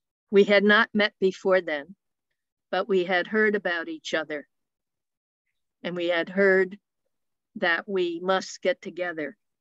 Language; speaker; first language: English; native; English